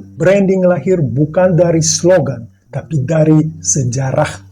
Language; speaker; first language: Indonesian; non-native, fluent; Russian